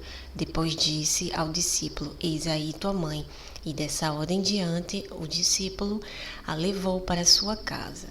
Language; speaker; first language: Portuguese; native; Portuguese